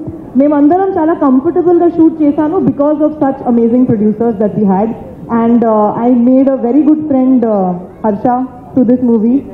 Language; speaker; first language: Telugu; non-native, learner; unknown